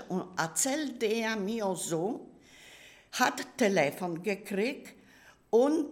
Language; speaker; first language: German; non-native, learner; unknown